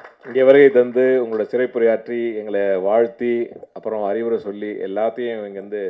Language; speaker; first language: Tamil; native; Tamil